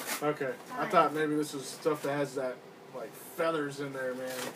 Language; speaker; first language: English; native; English